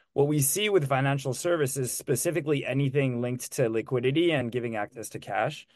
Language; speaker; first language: English; non-native, fluent; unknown